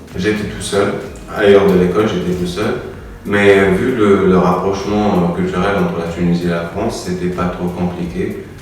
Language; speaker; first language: French; non-native, local second language; Arabic